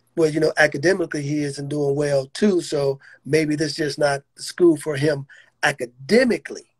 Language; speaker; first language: English; native; English